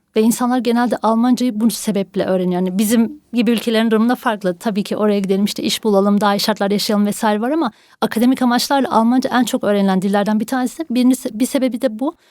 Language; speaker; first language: Turkish; native; Turkish